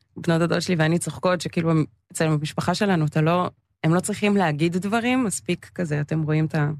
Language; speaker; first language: Hebrew; early bilingual, other home language; English